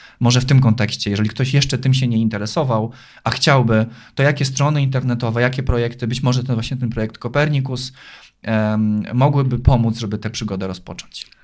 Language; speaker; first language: Polish; native; Polish